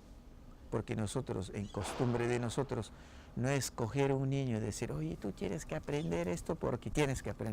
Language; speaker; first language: Spanish; non-native, local second language; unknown